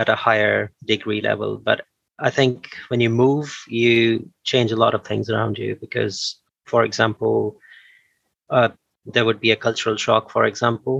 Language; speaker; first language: English; non-native, local second language; Urdu